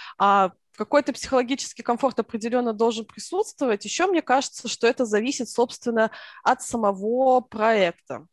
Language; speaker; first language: Russian; native; Russian